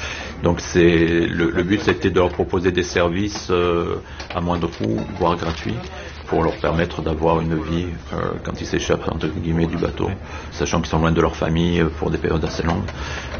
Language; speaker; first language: French; native; French